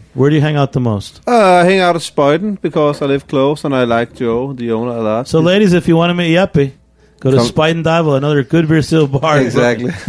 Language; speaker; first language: English; native; English